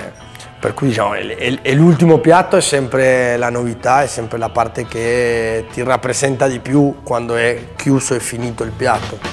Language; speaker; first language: Italian; non-native, fluent; Spanish